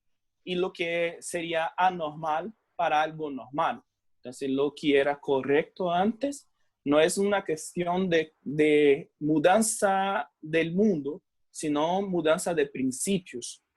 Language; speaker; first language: Spanish; non-native, fluent; Portuguese